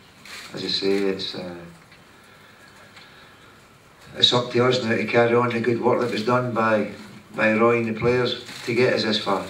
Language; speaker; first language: English; native; English